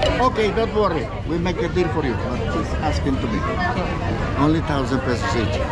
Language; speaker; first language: English; non-native, learner; Spanish